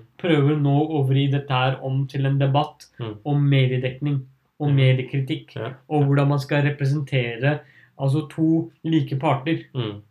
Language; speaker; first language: Norwegian; early bilingual, other home language; Urdu